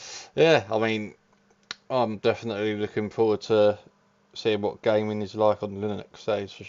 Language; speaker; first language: English; native; English